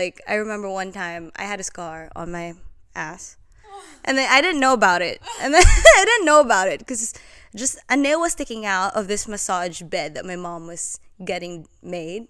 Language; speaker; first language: English; non-native, local second language; Filipino